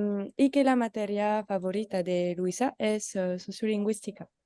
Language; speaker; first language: Spanish; non-native, learner; French